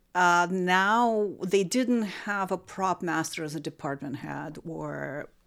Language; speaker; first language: English; non-native, fluent; Russian